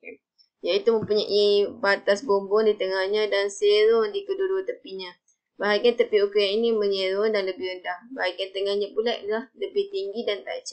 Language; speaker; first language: Malay; native; Malay